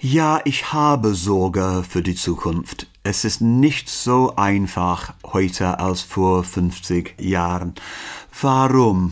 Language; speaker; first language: German; non-native, learner; English